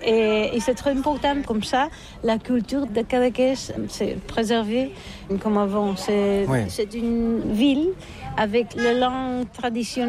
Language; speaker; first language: French; non-native, learner; Catalan